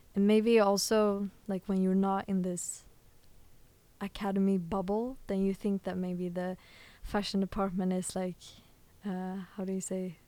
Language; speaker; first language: English; early bilingual, other home language; Swedish